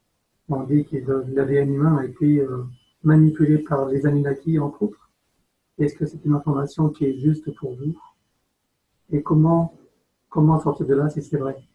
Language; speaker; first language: French; native; French